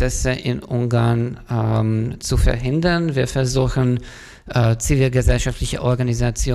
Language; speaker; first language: German; non-native, fluent; Hungarian